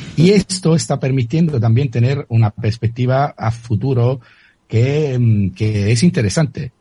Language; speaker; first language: Spanish; non-native, fluent; Italian